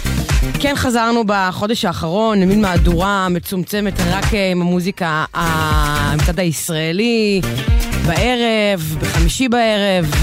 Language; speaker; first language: Hebrew; native; Hebrew